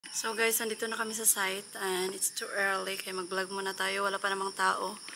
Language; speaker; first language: Filipino; non-native, local second language; Cebuano